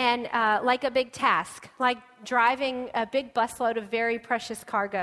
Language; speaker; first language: English; native; English